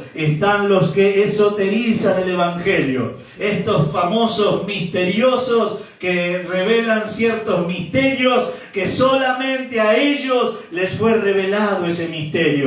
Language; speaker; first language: Spanish; native; Spanish